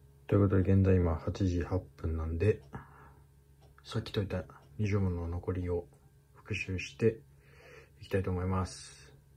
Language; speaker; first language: Japanese; native; Japanese